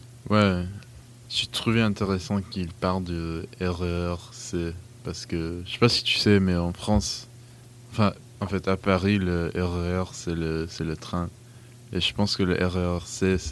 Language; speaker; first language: French; non-native, fluent; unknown